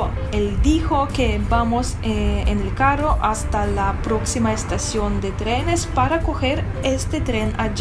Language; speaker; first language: Spanish; non-native, fluent; Russian